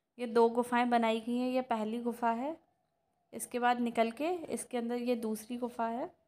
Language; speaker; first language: Hindi; native; Hindi